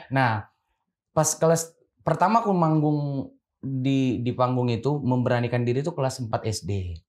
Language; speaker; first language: Indonesian; native; Indonesian